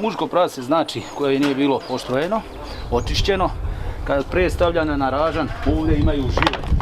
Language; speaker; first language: Bosnian; native; Bosnian